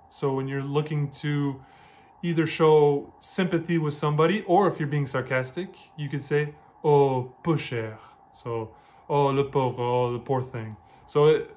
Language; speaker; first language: English; native; English